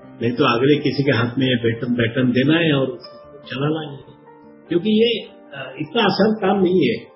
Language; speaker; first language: Hindi; non-native, local second language; Marathi